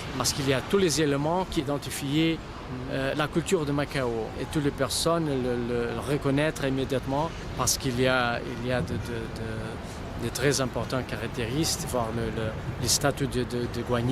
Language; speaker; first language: French; non-native, fluent; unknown